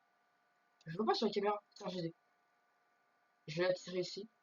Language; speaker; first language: French; native; French